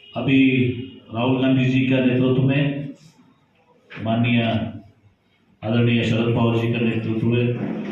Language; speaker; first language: Hindi; non-native, local second language; Kannada